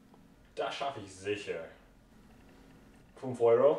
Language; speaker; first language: German; non-native, learner; English